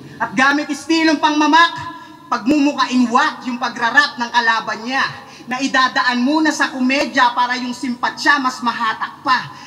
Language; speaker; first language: Filipino; native; Filipino